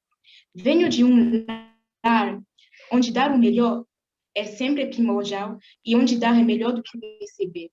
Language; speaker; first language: Portuguese; non-native, fluent; French